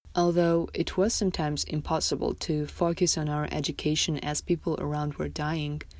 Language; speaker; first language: English; non-native, fluent; Tajik